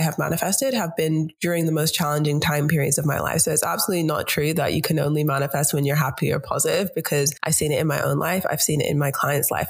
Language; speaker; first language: English; native; English